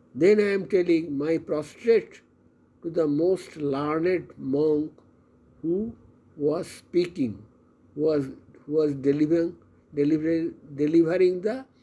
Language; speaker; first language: English; non-native, local second language; Bangla